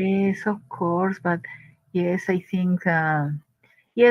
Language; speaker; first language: English; non-native, learner; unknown